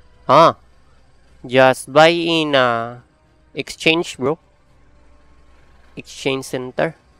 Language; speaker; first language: English; non-native, local second language; Filipino